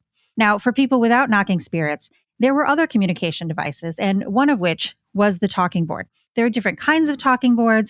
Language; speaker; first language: English; native; English